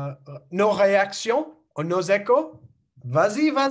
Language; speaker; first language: French; non-native, learner; English